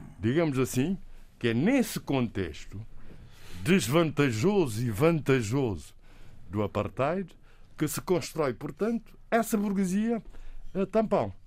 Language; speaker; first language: Portuguese; non-native, local second language; Kabuverdianu